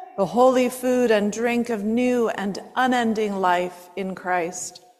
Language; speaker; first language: English; native; English